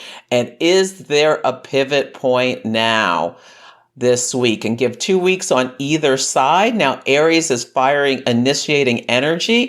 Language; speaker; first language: English; native; English